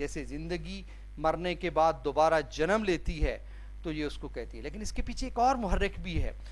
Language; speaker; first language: Urdu; non-native, local second language; Saraiki